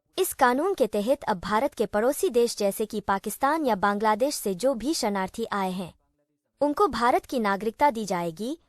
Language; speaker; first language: Hindi; native; Hindi